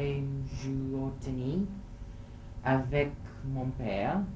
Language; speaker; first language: French; non-native, learner; English